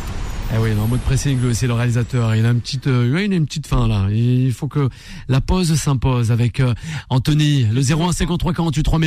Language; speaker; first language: French; native; French